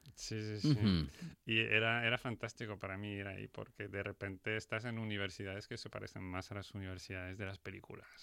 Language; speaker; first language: Spanish; non-native, fluent; French